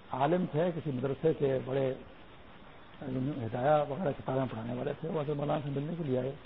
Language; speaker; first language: Urdu; non-native, local second language; Pashto